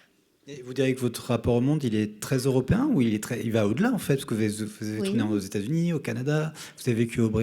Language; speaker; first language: French; native; French